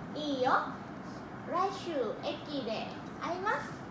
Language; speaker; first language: Japanese; non-native, learner; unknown